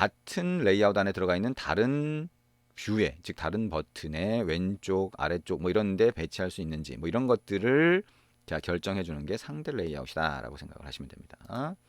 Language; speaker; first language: Korean; native; Korean